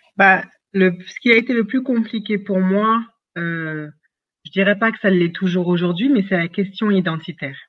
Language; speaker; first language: French; early bilingual, other home language; Wolof